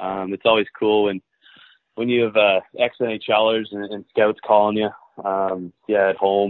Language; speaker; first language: English; native; English